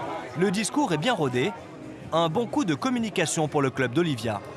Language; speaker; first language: French; native; French